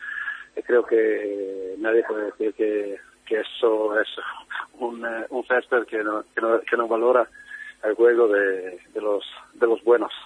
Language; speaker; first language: Spanish; non-native, fluent; Italian